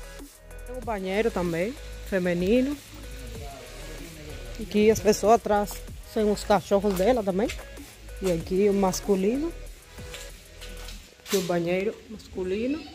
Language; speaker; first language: Portuguese; non-native, fluent; Spanish